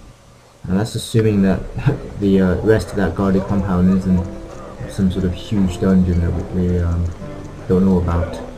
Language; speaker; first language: English; native; English